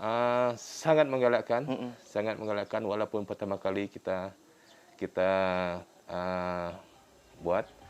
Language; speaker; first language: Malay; non-native, local second language; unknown